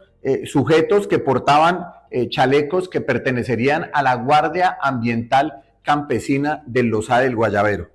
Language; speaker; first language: Spanish; native; Spanish